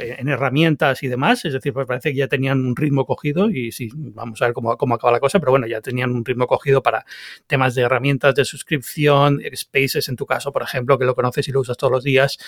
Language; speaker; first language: Spanish; native; Spanish